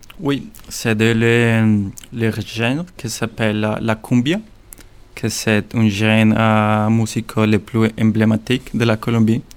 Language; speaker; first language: French; non-native, learner; Spanish